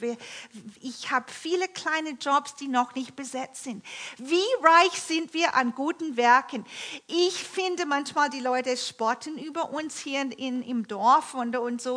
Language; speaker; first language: German; non-native, fluent; English